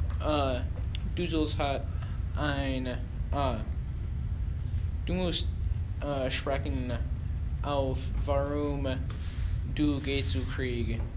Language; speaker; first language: German; non-native, learner; English